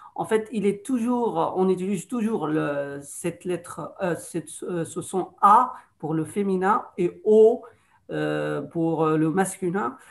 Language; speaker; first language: French; non-native, fluent; Arabic